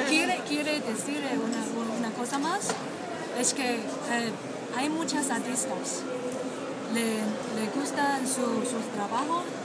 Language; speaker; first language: Spanish; non-native, learner; Chinese